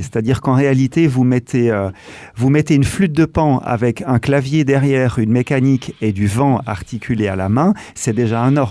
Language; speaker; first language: French; native; French